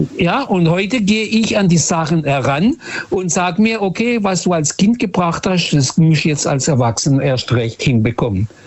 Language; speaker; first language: German; early bilingual, other home language; Portuguese